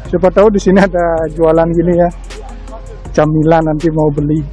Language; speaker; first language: Indonesian; non-native, local second language; Balinese